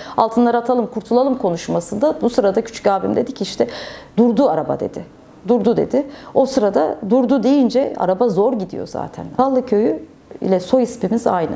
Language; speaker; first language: Turkish; native; Turkish